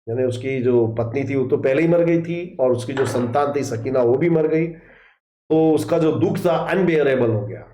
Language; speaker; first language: Hindi; non-native, local second language; Gujarati